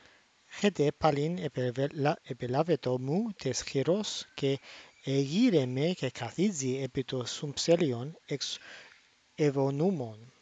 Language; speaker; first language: Greek; non-native, fluent; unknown